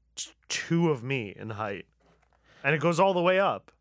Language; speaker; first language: English; early bilingual, other home language; Persian